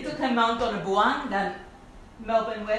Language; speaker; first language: Indonesian; non-native, fluent; English